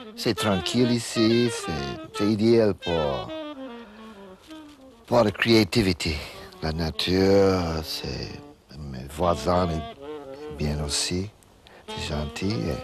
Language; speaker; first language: French; non-native, learner; English